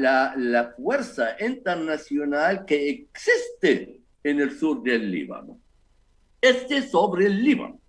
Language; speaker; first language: Spanish; non-native, fluent; Arabic